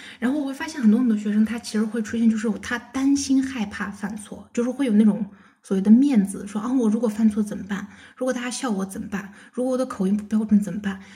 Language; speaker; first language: Chinese; non-native, local second language; Kazakh